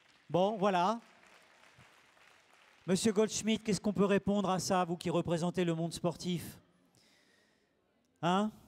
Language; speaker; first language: French; native; French